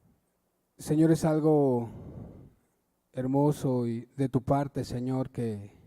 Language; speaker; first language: Spanish; native; Spanish